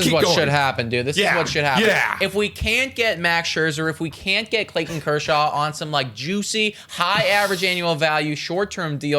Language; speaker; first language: English; native; English